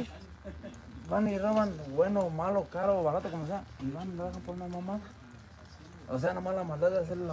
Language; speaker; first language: Spanish; native; Spanish